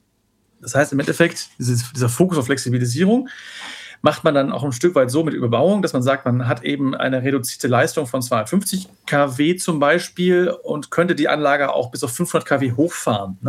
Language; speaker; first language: German; native; German